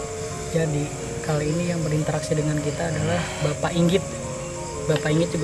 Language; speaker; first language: Indonesian; native; Indonesian